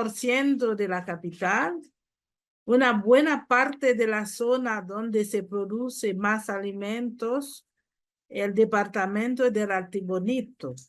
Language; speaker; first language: Spanish; non-native, fluent; Haitian Creole